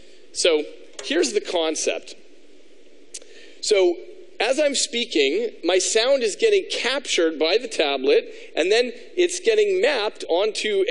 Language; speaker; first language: English; native; English